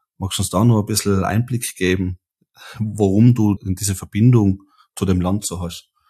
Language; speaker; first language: German; native; German